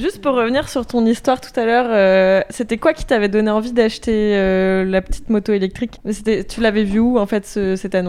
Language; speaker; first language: French; native; French